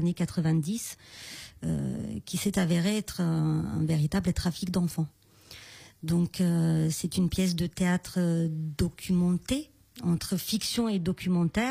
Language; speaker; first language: French; non-native, fluent; Romanian